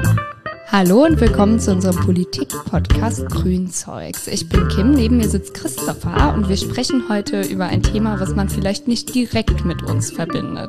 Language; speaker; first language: German; native; German